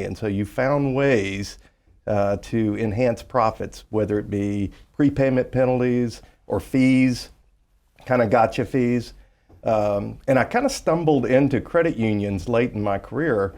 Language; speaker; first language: English; native; English